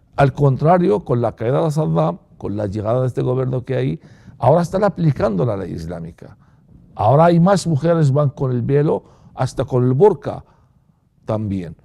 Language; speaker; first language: Spanish; non-native, fluent; Arabic